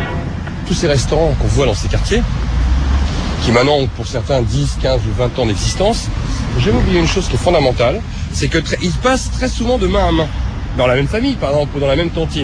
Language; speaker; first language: French; native; French